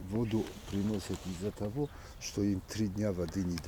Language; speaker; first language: Russian; native; Russian